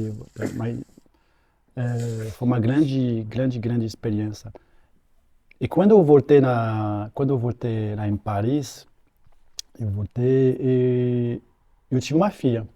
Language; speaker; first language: Portuguese; non-native, fluent; French